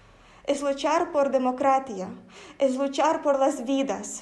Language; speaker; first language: Spanish; non-native, fluent; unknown